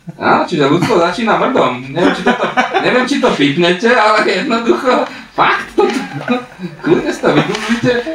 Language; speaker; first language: Slovak; non-native, local second language; Hungarian